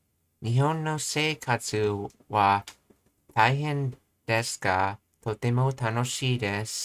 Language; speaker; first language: Japanese; non-native, learner; English